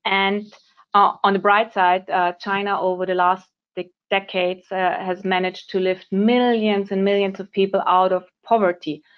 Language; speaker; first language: English; non-native, fluent; German